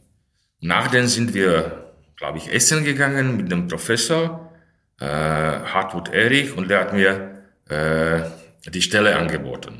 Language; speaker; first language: German; non-native, fluent; Slovak